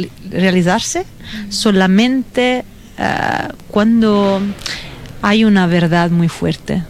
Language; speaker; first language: Spanish; non-native, fluent; Italian